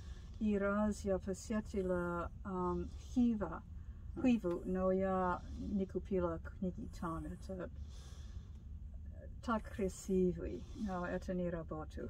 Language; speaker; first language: Russian; non-native, learner; English